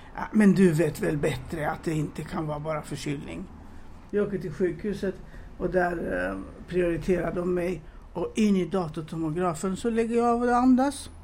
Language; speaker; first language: Swedish; non-native, fluent; Romanian